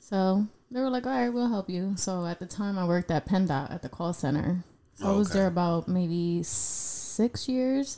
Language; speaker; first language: English; non-native, fluent; Spanish